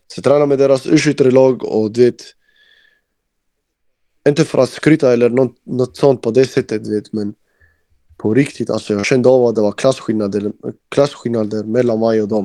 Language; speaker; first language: Swedish; early bilingual, other home language; Albanian